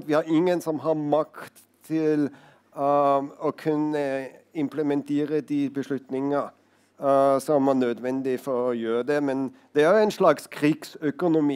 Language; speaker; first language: Norwegian; non-native, fluent; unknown